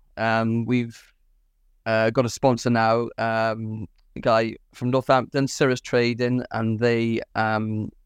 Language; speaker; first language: English; native; English